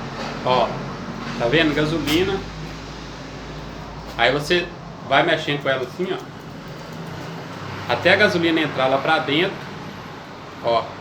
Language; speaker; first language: Portuguese; native; Portuguese